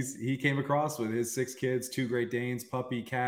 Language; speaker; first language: English; native; English